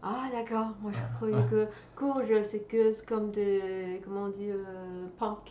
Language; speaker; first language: French; non-native, fluent; Chinese